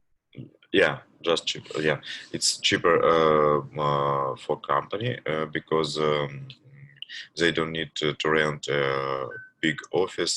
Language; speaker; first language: English; non-native, learner; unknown